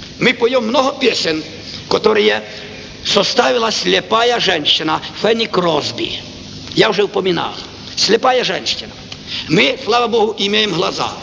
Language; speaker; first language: Russian; non-native, local second language; Ukrainian